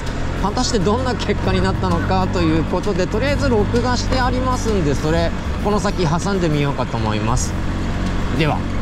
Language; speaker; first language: Japanese; native; Japanese